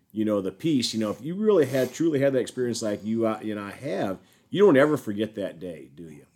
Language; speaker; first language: English; native; English